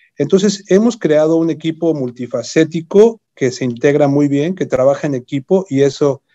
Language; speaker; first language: Spanish; native; Spanish